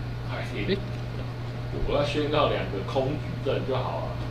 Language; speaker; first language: Chinese; native; Chinese